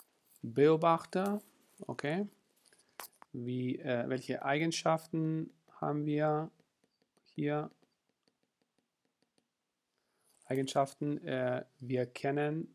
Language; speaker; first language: German; non-native, fluent; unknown